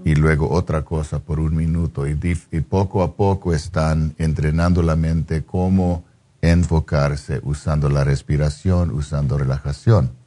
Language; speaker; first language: Spanish; non-native, fluent; English